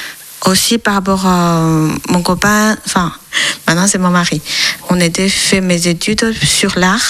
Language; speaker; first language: French; non-native, learner; Chinese